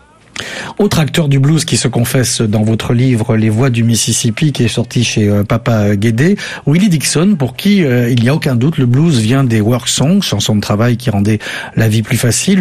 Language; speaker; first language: French; native; French